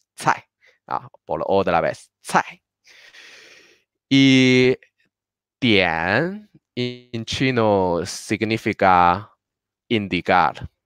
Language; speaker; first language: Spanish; non-native, learner; Chinese